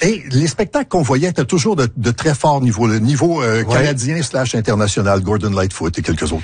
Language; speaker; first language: French; native; French